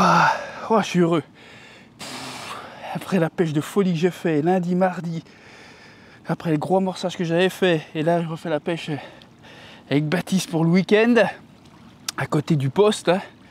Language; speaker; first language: French; native; French